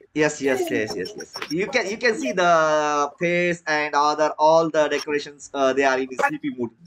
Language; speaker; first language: English; non-native, learner; Marathi